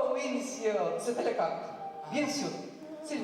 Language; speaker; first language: French; non-native, learner; Russian